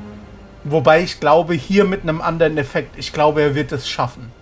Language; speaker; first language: German; native; German